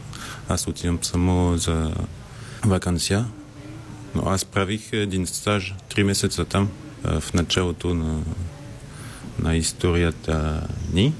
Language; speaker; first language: Bulgarian; non-native, learner; French